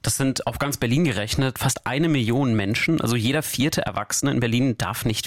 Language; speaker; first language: German; native; German